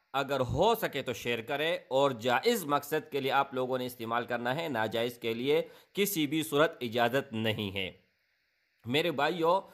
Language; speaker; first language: Urdu; non-native, local second language; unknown